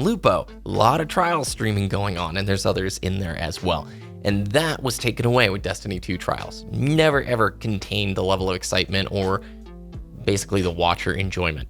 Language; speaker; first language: English; native; English